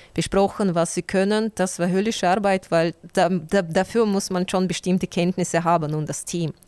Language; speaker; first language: German; non-native, fluent; Ukrainian